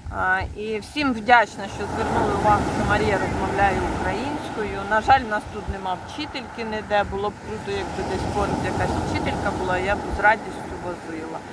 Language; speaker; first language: Ukrainian; native; Ukrainian